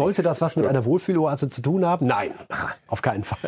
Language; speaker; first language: German; native; German